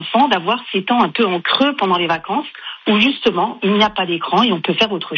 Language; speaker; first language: French; native; French